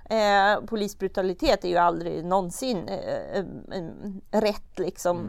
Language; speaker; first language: Swedish; early bilingual, other home language; German